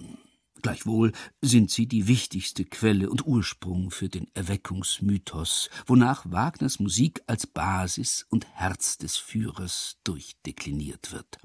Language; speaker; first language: German; native; German